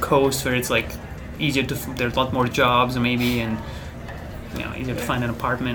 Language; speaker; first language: English; non-native, fluent; Bosnian